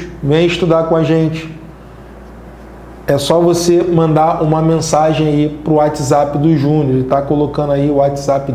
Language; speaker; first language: Portuguese; native; Portuguese